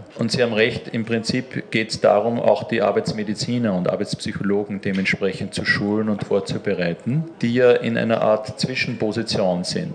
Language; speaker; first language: German; native; German